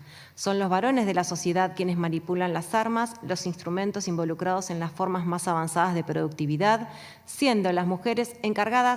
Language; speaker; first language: Spanish; native; Spanish